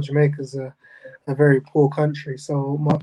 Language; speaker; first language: English; native; English